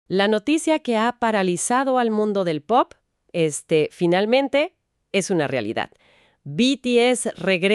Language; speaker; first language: Spanish; native; Spanish